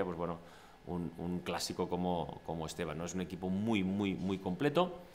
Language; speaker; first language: Spanish; non-native, local second language; Catalan